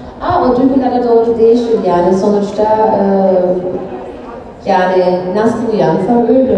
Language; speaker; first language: Turkish; non-native, fluent; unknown